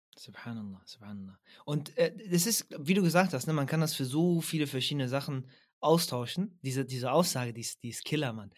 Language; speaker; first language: German; early bilingual, other home language; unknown